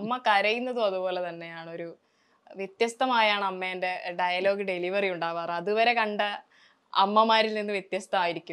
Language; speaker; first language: Malayalam; native; Malayalam